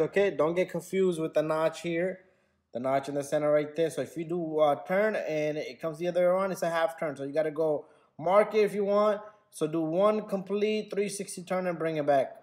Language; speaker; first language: English; native; English